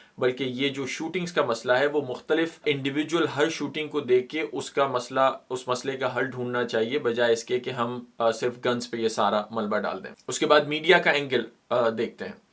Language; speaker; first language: Urdu; native; Urdu